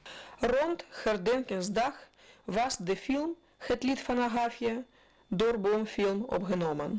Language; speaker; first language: Dutch; non-native, fluent; Russian